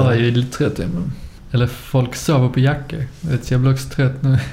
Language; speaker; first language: Swedish; native; Swedish